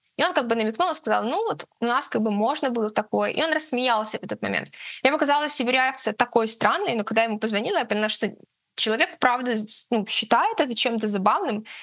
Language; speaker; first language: Russian; native; Russian